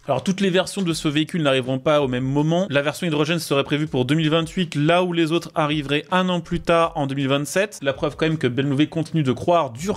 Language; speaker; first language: French; native; French